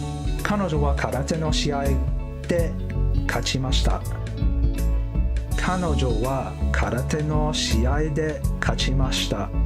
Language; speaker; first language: Japanese; non-native, learner; Cantonese